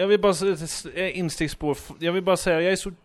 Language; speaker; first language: Swedish; native; Swedish